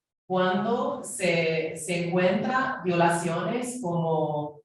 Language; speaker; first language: Spanish; non-native, fluent; English